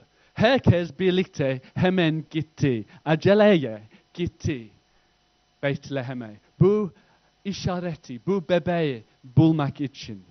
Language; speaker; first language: Turkish; non-native, fluent; English